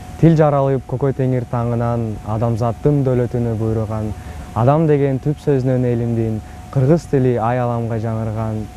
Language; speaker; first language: Kyrgyz; non-native, local second language; Russian